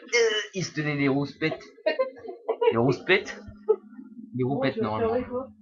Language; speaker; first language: French; native; French